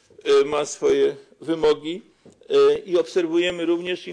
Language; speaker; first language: Polish; native; Polish